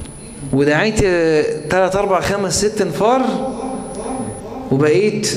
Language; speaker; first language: Arabic; native; Arabic